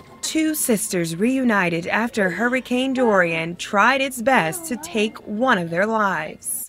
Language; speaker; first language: English; native; English